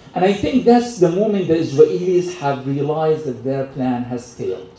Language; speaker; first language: English; non-native, fluent; Arabic